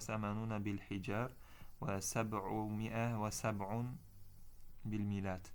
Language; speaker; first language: Arabic; non-native, fluent; Uzbek